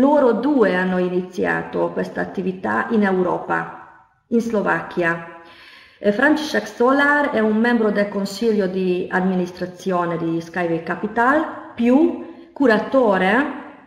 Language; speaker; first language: Italian; non-native, fluent; Hungarian